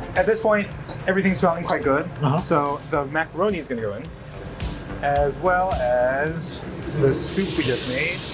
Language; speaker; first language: English; non-native, local second language; Cantonese